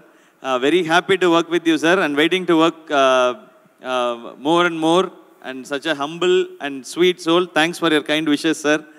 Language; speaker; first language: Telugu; non-native, learner; Tamil